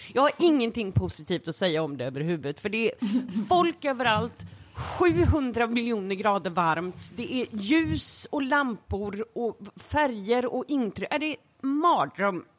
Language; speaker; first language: Swedish; native; Swedish